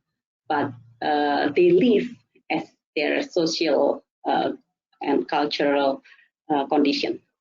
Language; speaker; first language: English; non-native, fluent; Indonesian